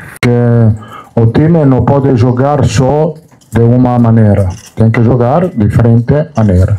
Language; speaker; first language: Portuguese; non-native, learner; Italian